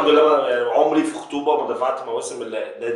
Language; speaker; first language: Arabic; native; Arabic